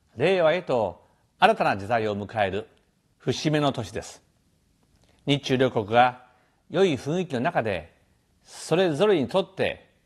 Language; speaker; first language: Japanese; native; Japanese